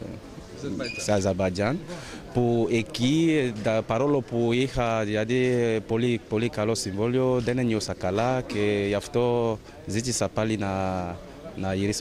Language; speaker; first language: Greek; non-native, fluent; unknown